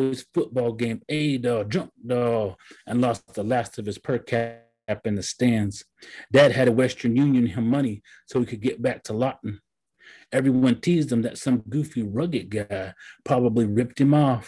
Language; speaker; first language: English; early bilingual, other home language; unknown